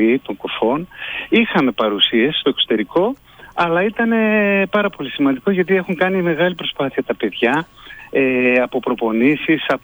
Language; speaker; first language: Greek; native; Greek